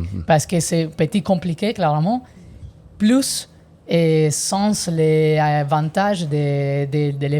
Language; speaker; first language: French; non-native, learner; Italian